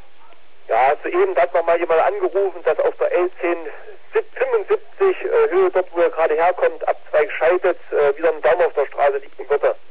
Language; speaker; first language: German; native; German